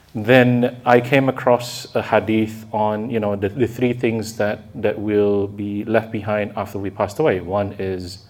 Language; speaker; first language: English; non-native, fluent; Indonesian